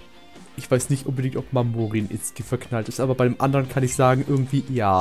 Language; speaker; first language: German; native; German